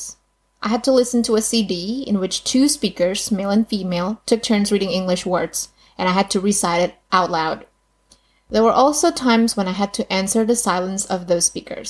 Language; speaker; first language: English; non-native, fluent; Indonesian